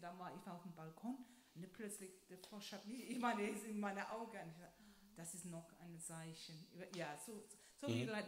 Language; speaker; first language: German; non-native, fluent; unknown